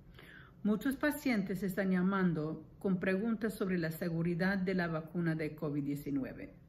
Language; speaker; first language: Spanish; non-native, fluent; English